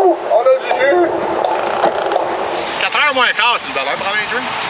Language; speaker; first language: French; native; French